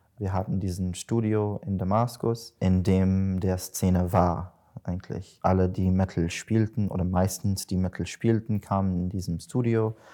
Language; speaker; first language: German; non-native, learner; Arabic